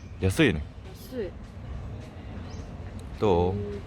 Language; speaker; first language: Japanese; non-native, learner; Thai